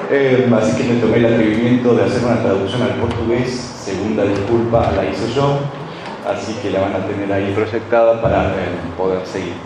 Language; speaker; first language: Spanish; native; Spanish